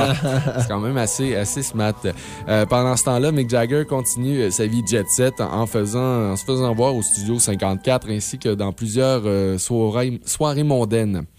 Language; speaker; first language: French; native; French